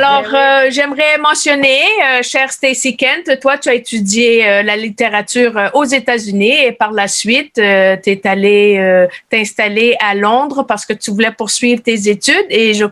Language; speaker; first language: French; native; French